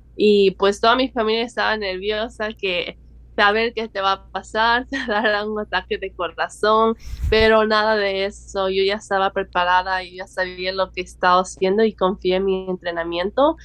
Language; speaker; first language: Spanish; native; Spanish